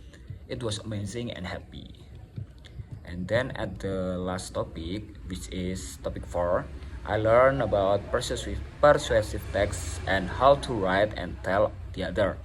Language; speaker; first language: English; non-native, learner; Indonesian